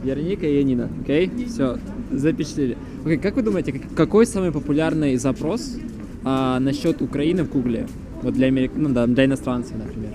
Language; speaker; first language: Russian; native; Russian